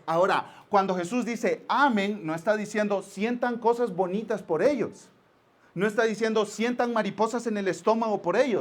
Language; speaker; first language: Spanish; native; Spanish